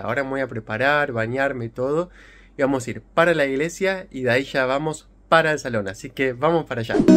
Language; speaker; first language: Spanish; native; Spanish